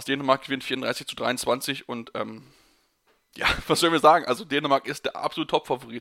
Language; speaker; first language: German; native; German